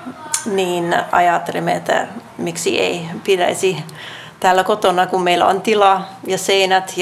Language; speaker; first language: Finnish; non-native, fluent; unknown